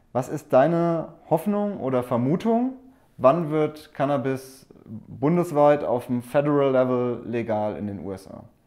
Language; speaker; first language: German; native; German